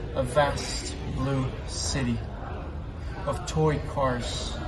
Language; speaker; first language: English; non-native, fluent; Hebrew